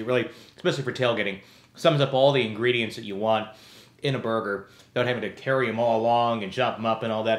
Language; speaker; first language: English; native; English